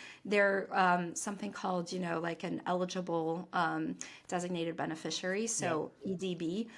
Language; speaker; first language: English; native; English